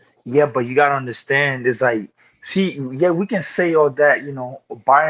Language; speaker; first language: English; native; English